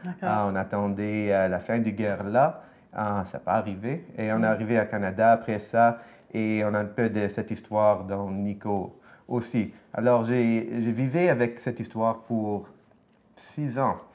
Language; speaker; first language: French; non-native, fluent; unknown